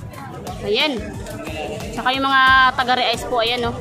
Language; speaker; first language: Filipino; native; Filipino